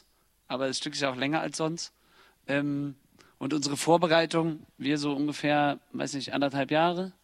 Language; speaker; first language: German; native; German